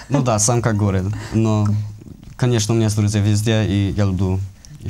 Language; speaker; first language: Russian; non-native, learner; English